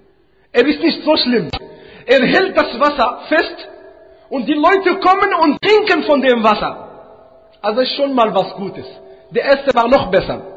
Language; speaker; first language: German; non-native, fluent; Arabic